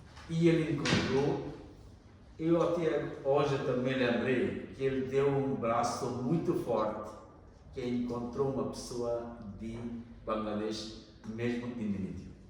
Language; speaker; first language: Portuguese; non-native, learner; Bangla